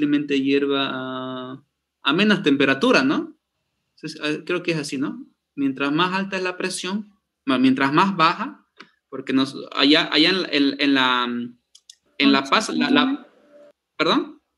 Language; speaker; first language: Spanish; native; Spanish